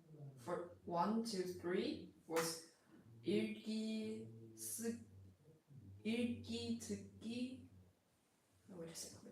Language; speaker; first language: English; non-native, fluent; Chinese